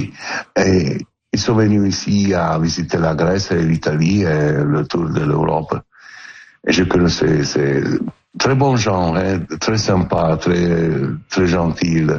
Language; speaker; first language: French; non-native, learner; Italian